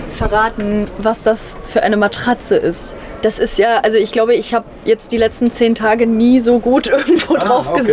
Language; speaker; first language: German; native; German